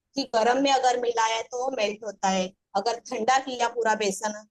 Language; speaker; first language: Hindi; non-native, local second language; Marathi